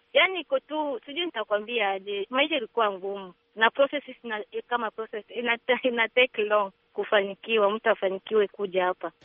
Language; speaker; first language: Swahili; non-native, local second language; Somali